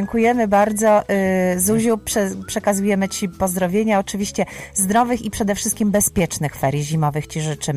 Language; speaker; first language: Polish; native; Polish